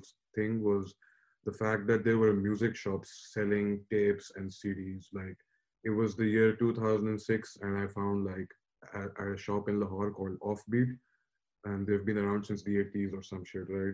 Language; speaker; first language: English; non-native, local second language; Urdu